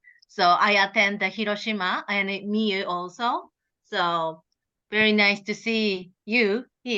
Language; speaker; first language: English; non-native, learner; Japanese